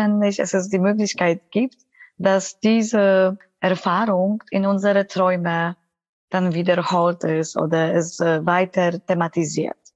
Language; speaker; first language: German; non-native, fluent; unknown